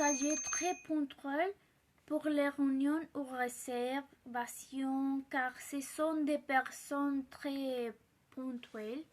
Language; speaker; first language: French; non-native, learner; Spanish